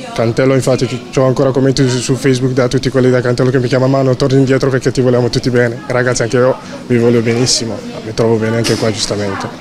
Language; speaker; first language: Italian; non-native, fluent; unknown